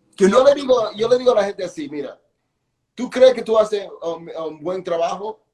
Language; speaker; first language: Spanish; early bilingual, heritage; Spanish